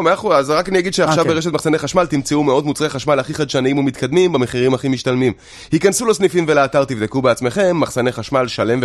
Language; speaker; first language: Hebrew; native; Hebrew